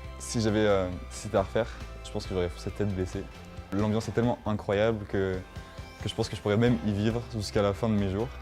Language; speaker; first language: French; native; French